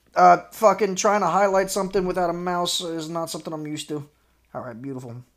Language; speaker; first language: English; native; English